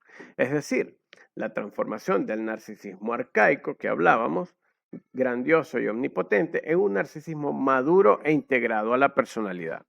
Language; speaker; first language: Spanish; native; Spanish